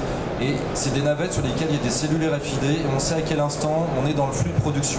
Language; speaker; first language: French; native; French